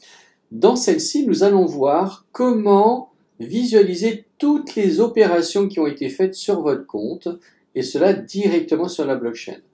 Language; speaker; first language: French; native; French